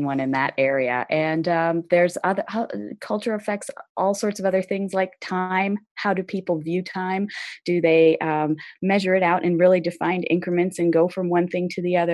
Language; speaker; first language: English; native; English